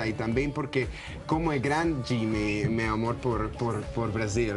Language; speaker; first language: Portuguese; non-native, learner; Spanish